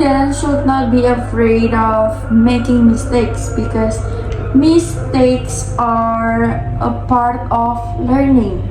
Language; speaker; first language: English; non-native, learner; Indonesian